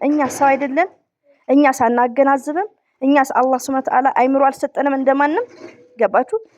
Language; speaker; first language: Amharic; native; Amharic